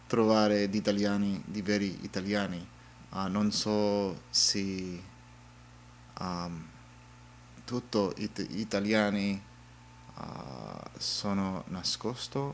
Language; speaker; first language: Italian; non-native, learner; English